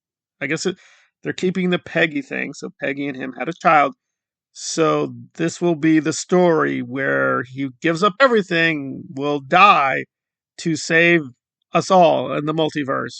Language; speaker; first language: English; native; English